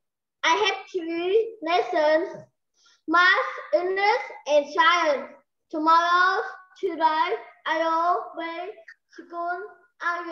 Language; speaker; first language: English; non-native, learner; Vietnamese